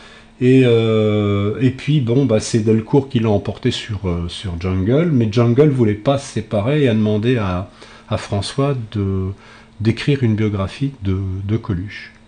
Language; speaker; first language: French; native; French